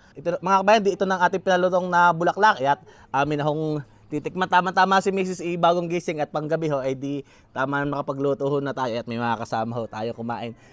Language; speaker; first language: Filipino; native; Filipino